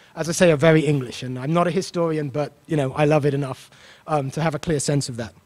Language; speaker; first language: English; native; English